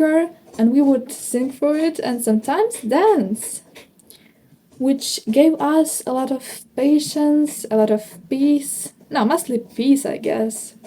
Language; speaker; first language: English; non-native, fluent; Ukrainian